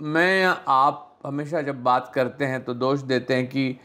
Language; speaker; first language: Hindi; non-native, local second language; Marathi